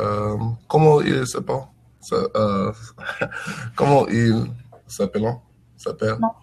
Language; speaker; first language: French; non-native, learner; English